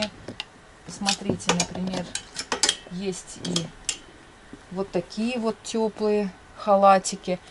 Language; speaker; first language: Russian; native; Russian